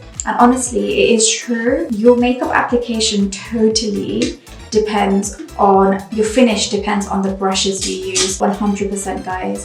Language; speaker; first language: English; native; English